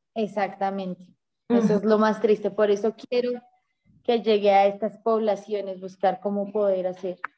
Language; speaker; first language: Spanish; native; Spanish